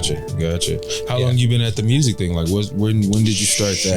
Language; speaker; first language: English; native; English